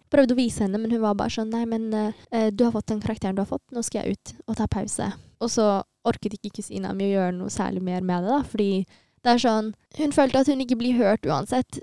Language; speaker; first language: Norwegian; early bilingual, other home language; Tigrinya